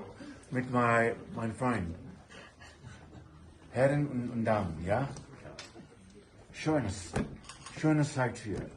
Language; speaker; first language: German; non-native, learner; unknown